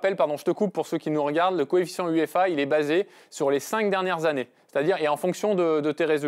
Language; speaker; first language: French; native; French